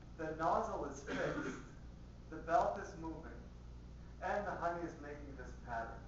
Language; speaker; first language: English; early bilingual, other home language; Spanish